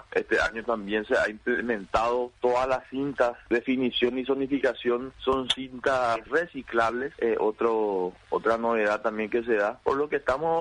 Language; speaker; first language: Spanish; native; Spanish